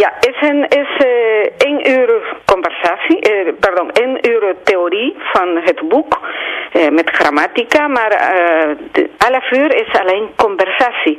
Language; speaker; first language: Dutch; non-native, learner; Spanish